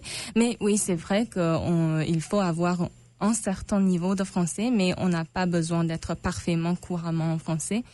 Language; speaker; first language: French; non-native, local second language; English